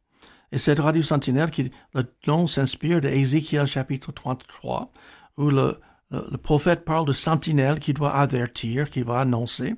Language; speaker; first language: French; non-native, fluent; English